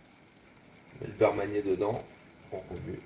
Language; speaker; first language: French; native; French